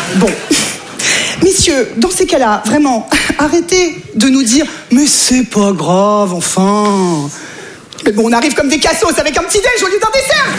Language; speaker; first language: French; native; French